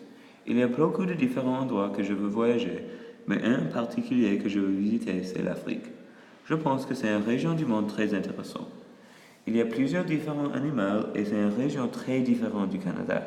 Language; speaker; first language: French; early bilingual, other home language; English